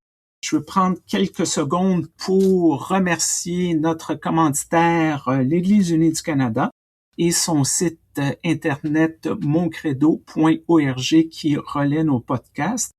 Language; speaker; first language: French; native; French